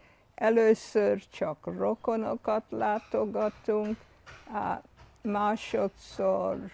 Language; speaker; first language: Hungarian; early bilingual, heritage; Hungarian